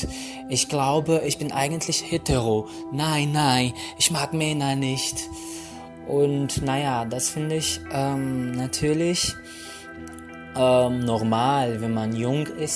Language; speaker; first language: German; non-native, fluent; Portuguese